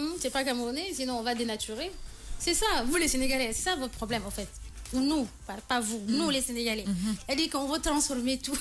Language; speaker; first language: French; non-native, local second language; Wolof